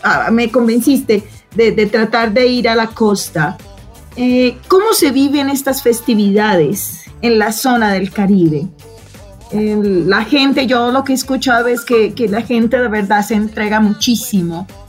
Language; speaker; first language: Spanish; native; Spanish